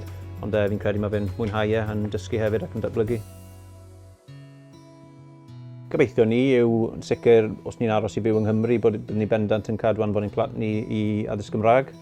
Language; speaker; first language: Welsh; native; Welsh